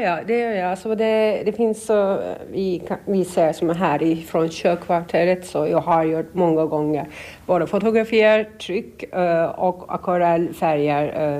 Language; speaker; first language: Swedish; non-native, learner; Turkish